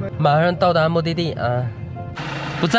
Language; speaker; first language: Chinese; native; Chinese